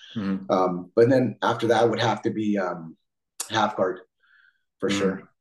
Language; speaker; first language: English; native; English